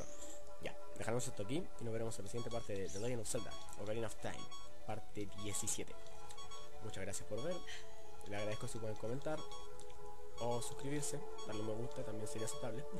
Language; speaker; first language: Spanish; native; Spanish